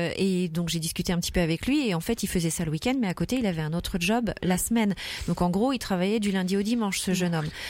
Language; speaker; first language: French; native; French